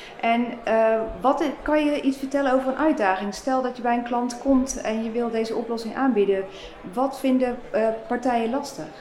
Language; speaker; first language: Dutch; native; Dutch